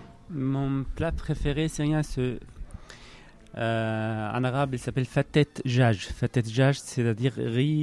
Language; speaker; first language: French; non-native, learner; Arabic